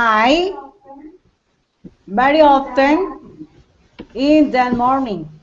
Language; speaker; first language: English; non-native, learner; Spanish